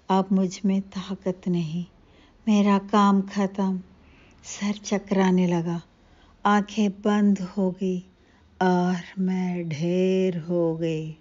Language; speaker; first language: Hindi; non-native, local second language; Telugu